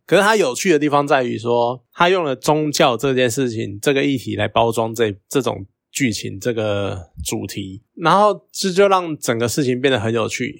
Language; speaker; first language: Chinese; native; Chinese